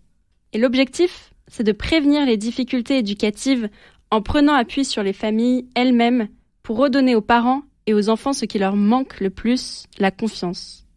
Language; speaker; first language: French; native; French